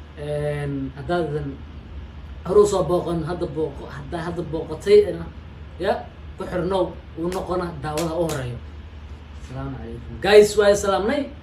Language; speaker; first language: Somali; native; Somali